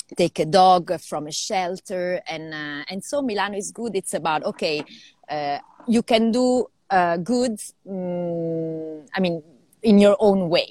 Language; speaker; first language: English; non-native, fluent; Italian